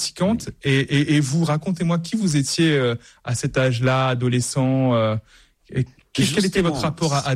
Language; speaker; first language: French; native; French